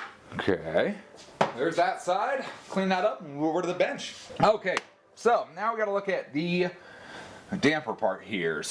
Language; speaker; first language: English; native; English